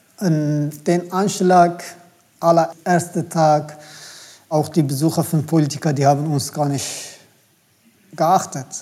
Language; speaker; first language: German; non-native, fluent; Turkish